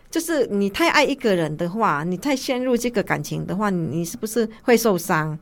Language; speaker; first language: Chinese; non-native, fluent; Indonesian